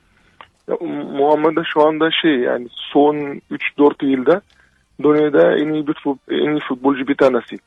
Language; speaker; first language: Turkish; non-native, learner; Arabic